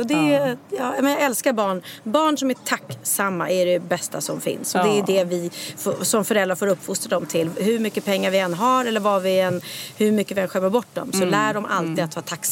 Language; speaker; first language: Swedish; native; Swedish